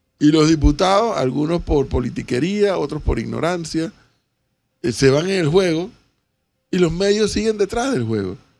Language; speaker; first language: Spanish; native; Spanish